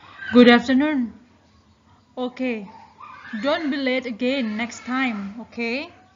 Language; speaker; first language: English; non-native, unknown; Indonesian